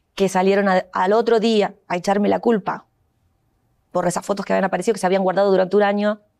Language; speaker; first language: Spanish; native; Spanish